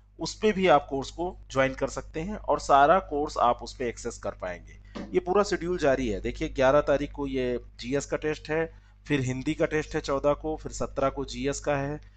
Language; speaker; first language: Hindi; native; Hindi